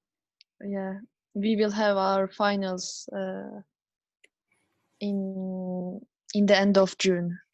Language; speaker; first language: English; non-native, fluent; Turkish